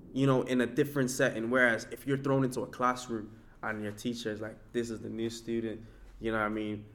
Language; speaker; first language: English; non-native, local second language; Yoruba